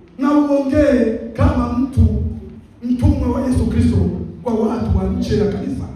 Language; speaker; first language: Swahili; native; Swahili